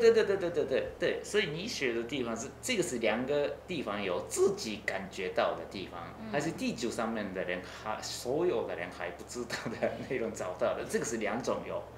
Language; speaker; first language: Chinese; non-native, learner; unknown